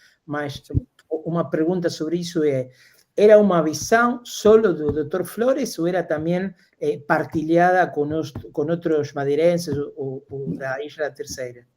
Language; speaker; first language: Portuguese; non-native, fluent; Spanish